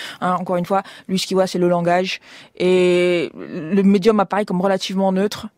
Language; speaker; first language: French; native; French